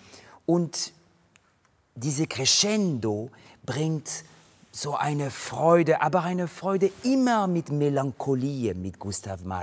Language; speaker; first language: German; non-native, fluent; French